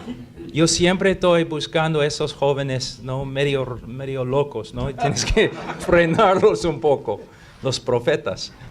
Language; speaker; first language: Spanish; non-native, fluent; English